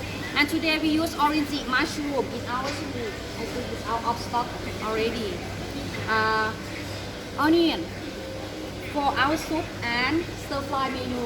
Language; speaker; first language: English; non-native, learner; Thai